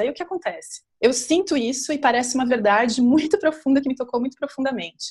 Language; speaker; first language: Portuguese; native; Portuguese